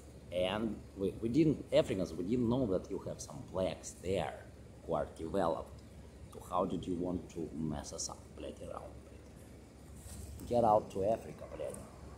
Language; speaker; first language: English; non-native, learner; Russian